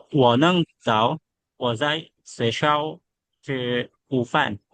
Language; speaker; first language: Chinese; non-native, learner; Indonesian